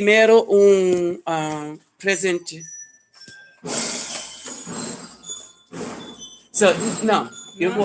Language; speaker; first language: Portuguese; non-native, learner; English